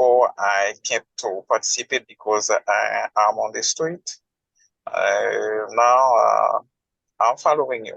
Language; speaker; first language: English; non-native, learner; Haitian Creole